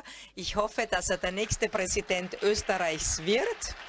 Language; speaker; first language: German; non-native, fluent; Hebrew